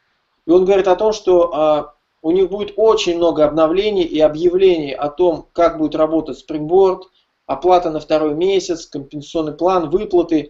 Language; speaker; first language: Russian; native; Russian